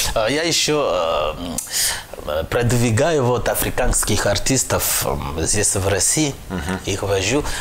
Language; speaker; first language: Russian; non-native, fluent; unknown